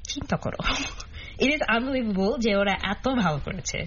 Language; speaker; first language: Bangla; early bilingual, heritage; Bangla